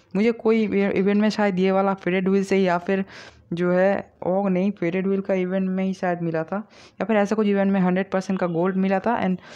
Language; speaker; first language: Hindi; non-native, local second language; Bangla